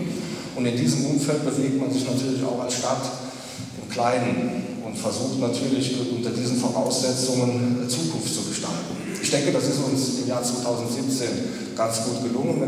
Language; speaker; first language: German; native; German